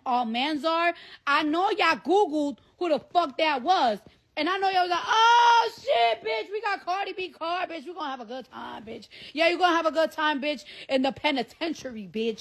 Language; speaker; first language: English; native; English